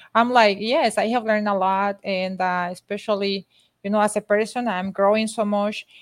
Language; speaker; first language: English; non-native, fluent; Spanish